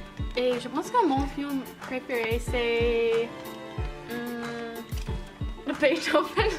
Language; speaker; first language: French; non-native, learner; English